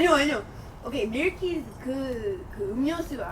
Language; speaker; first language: Korean; non-native, learner; English